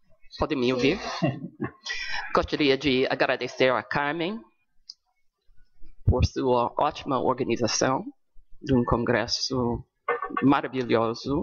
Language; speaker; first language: Portuguese; non-native, fluent; English